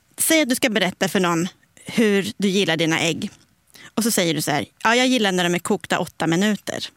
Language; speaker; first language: Swedish; native; Swedish